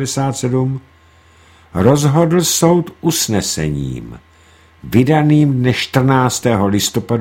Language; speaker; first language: Czech; native; Czech